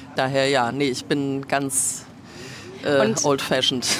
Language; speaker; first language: German; native; German